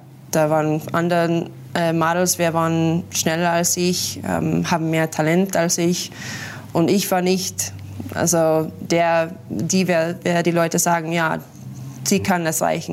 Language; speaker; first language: German; non-native, learner; English